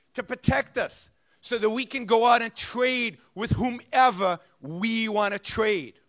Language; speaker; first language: English; non-native, fluent; Hebrew